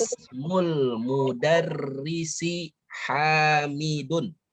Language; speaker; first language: Arabic; non-native, fluent; Indonesian